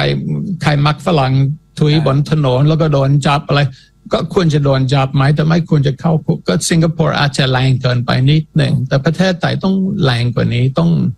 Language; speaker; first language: Thai; non-native, fluent; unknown